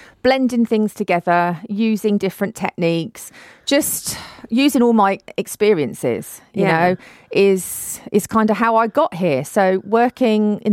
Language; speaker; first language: English; native; English